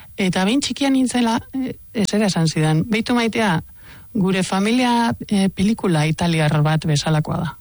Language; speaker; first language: Basque; native; Basque